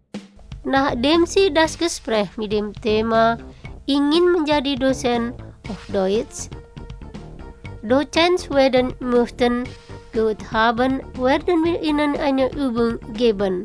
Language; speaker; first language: German; non-native, fluent; Indonesian